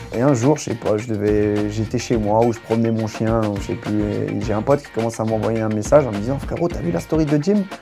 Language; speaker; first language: French; native; French